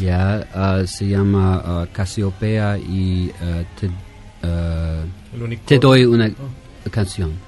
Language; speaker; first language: Spanish; non-native, fluent; English